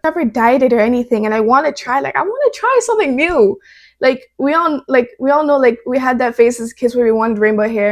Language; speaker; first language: English; native; English